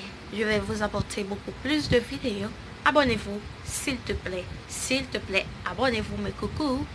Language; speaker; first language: French; non-native, learner; Haitian Creole